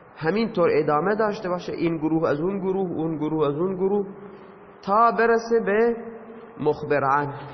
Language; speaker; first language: Persian; non-native, local second language; Baluchi